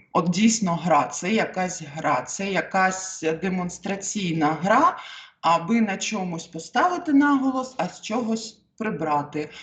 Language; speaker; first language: Ukrainian; native; Ukrainian